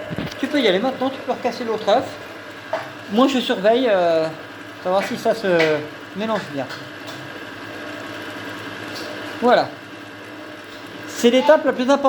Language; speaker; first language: French; native; French